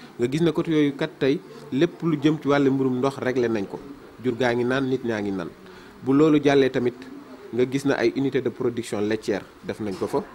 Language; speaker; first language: Wolof; non-native, local second language; Fula